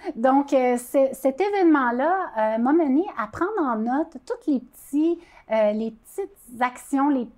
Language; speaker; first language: French; native; French